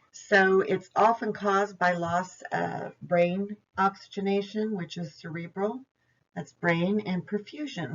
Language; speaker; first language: English; native; English